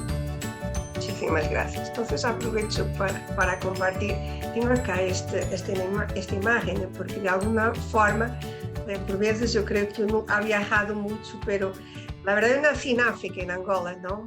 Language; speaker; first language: Spanish; non-native, local second language; Portuguese